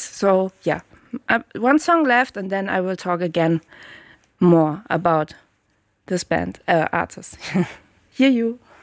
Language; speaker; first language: English; non-native, fluent; German